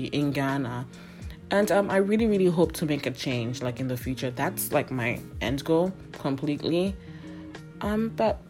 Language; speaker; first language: English; non-native, local second language; Akan